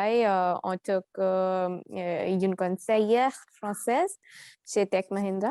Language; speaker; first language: French; non-native, fluent; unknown